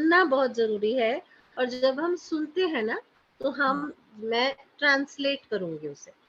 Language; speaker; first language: Hindi; native; Hindi